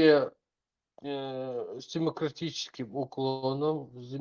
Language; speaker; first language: Russian; non-native, local second language; Chechen